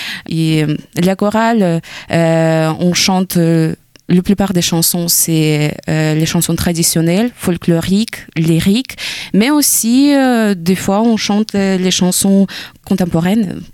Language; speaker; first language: French; non-native, fluent; Ukrainian